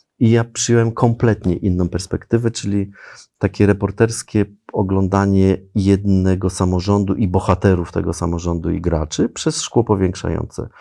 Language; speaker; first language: Polish; native; Polish